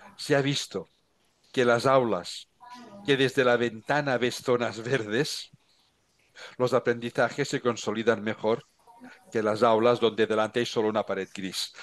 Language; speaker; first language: Spanish; non-native, local second language; Catalan